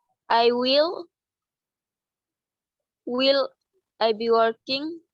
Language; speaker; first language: English; non-native, learner; Indonesian